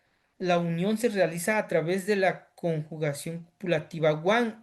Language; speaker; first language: Spanish; native; Spanish